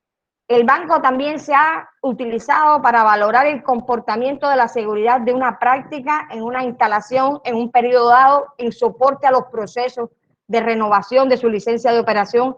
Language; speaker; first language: Spanish; native; Spanish